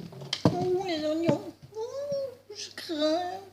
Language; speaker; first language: French; native; French